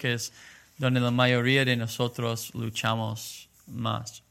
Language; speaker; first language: Spanish; non-native, learner; English